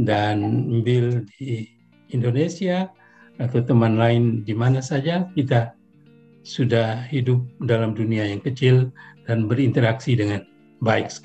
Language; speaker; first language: Indonesian; non-native, local second language; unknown